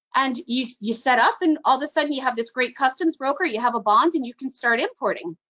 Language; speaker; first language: English; native; English